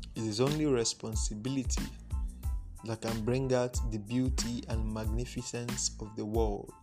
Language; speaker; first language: English; non-native, local second language; Igbo